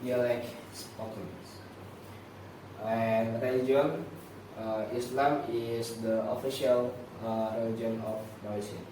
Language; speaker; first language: English; non-native, learner; Indonesian